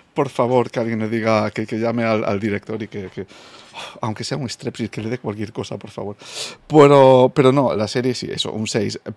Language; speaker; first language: Spanish; non-native, fluent; English